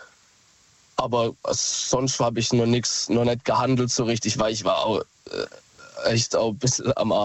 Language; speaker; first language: German; native; German